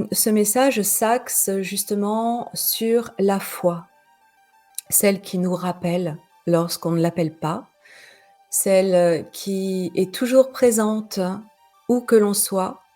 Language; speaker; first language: French; native; French